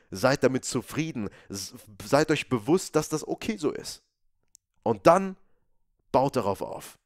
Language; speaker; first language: German; native; German